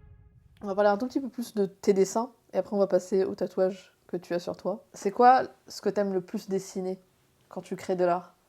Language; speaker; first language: French; native; French